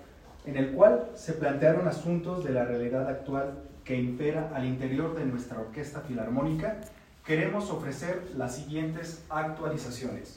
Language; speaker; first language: Spanish; native; Spanish